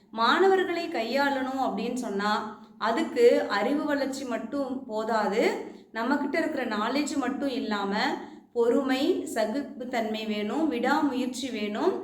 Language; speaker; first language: Tamil; native; Tamil